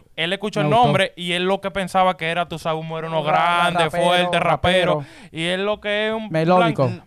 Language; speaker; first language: Spanish; native; Spanish